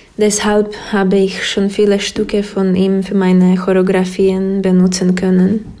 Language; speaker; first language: German; non-native, fluent; Slovak